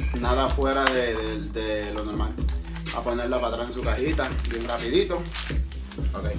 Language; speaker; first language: Spanish; early bilingual, heritage; Spanish